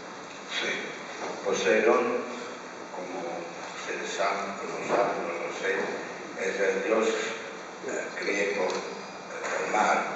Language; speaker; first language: Spanish; non-native, fluent; Dutch